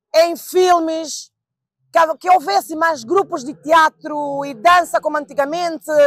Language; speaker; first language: Portuguese; non-native, local second language; Kabuverdianu